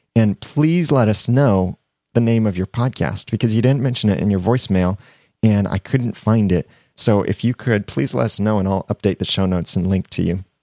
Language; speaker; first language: English; native; English